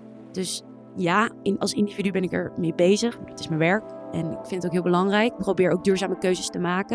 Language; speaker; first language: Dutch; native; Dutch